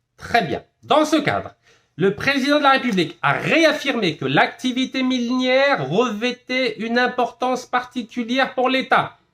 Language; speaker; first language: French; non-native, local second language; Arabic